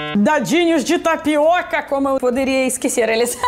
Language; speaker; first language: Portuguese; non-native, fluent; Russian